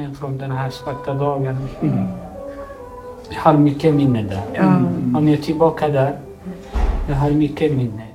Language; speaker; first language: Swedish; non-native, learner; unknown